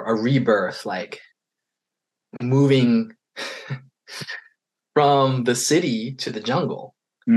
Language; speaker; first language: English; native; English